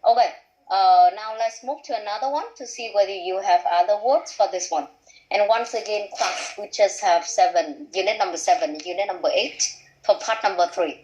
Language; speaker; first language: English; non-native, fluent; Vietnamese